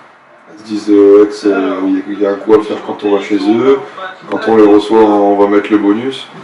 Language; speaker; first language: French; native; French